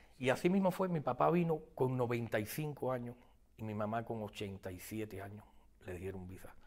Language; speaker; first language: Spanish; native; Spanish